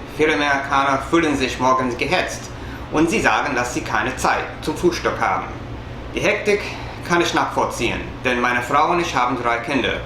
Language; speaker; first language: German; non-native, learner; English